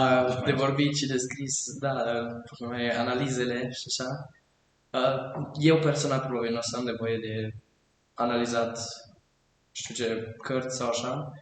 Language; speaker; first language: Romanian; early bilingual, heritage; German